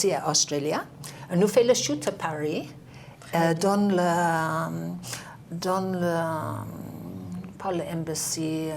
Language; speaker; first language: French; non-native, learner; English